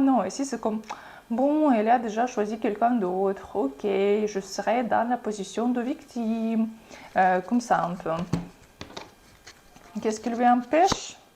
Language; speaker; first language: French; non-native, fluent; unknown